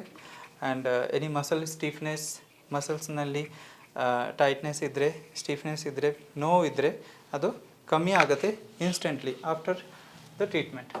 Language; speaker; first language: Kannada; non-native, local second language; Hindi